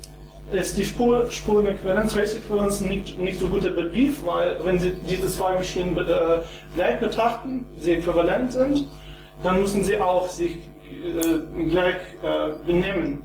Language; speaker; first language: German; non-native, fluent; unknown